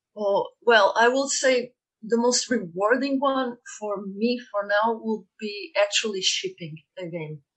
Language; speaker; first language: English; non-native, fluent; Portuguese